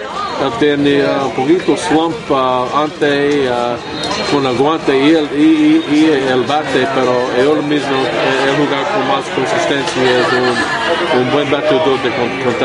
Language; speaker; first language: Spanish; non-native, learner; English